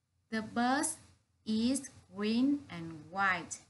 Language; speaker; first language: English; non-native, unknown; Vietnamese